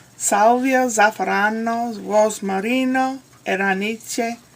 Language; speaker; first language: Italian; non-native, learner; English